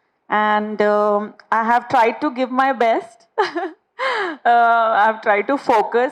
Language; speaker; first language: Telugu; non-native, fluent; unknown